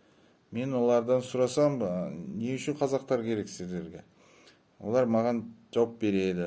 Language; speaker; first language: Kazakh; non-native, local second language; Russian